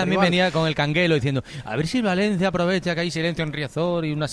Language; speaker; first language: Spanish; native; Spanish